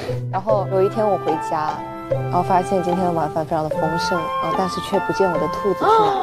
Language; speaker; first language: Chinese; native; Chinese